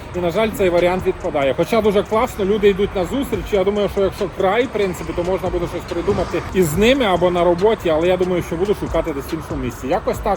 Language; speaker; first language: Ukrainian; non-native, local second language; Russian